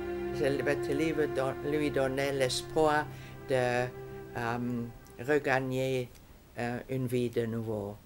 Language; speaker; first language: French; non-native, fluent; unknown